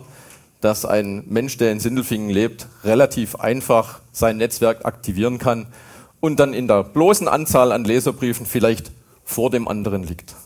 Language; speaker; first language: German; native; German